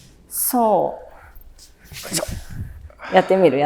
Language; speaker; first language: Japanese; native; Japanese